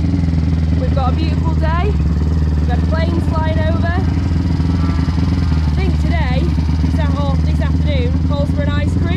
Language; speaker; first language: English; native; English